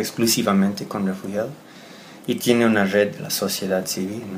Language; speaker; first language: Spanish; non-native, fluent; English